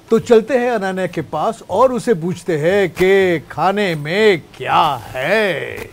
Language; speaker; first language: Hindi; non-native, local second language; Marathi